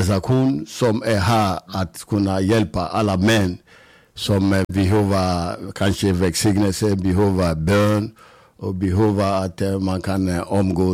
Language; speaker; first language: Swedish; non-native, fluent; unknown